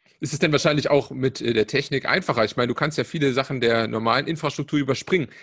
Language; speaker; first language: German; native; German